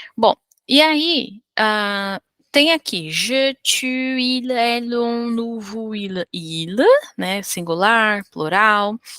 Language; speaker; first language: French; non-native, fluent; Portuguese